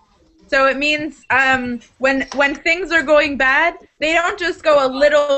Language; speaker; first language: English; native; English